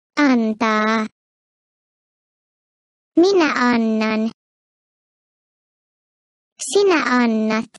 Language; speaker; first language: Finnish; non-native, fluent; Turkish